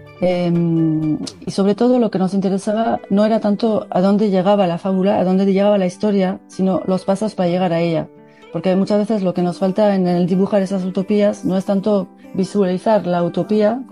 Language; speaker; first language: Spanish; non-native, fluent; French